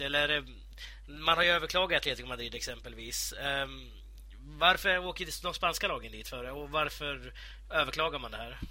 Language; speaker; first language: Swedish; native; Swedish